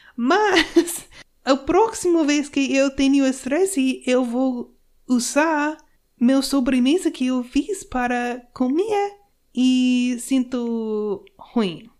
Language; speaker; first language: Portuguese; non-native, learner; English